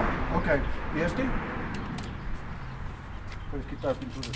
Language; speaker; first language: Spanish; non-native, learner; English